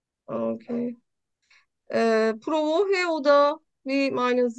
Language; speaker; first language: German; non-native, learner; Turkish